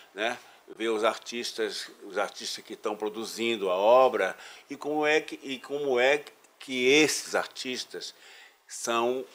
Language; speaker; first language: Portuguese; native; Portuguese